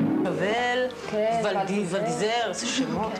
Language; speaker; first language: Hebrew; native; Hebrew